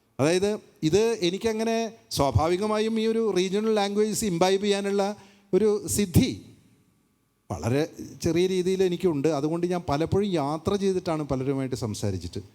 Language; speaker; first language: Malayalam; native; Malayalam